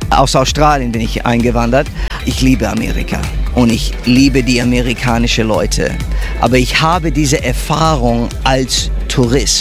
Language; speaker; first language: German; non-native, fluent; English